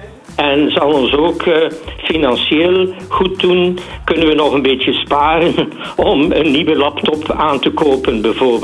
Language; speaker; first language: Dutch; native; Dutch